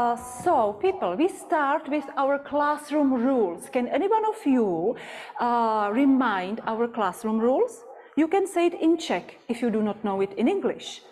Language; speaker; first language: English; non-native, fluent; Czech